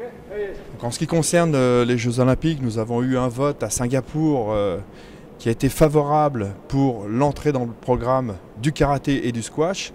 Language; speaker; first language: French; native; French